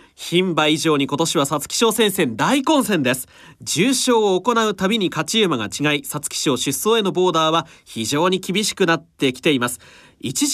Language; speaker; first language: Japanese; native; Japanese